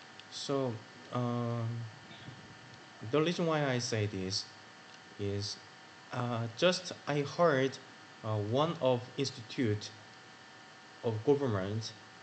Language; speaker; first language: English; non-native, learner; Korean